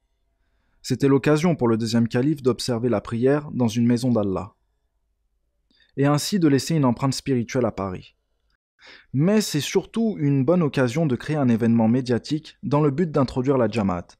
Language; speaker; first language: French; native; French